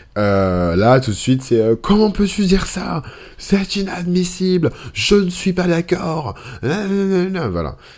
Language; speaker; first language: French; early bilingual, other home language; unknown